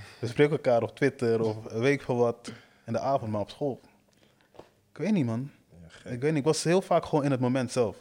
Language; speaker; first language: Dutch; early bilingual, other home language; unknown